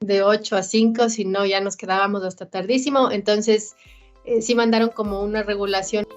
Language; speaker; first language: Spanish; native; Spanish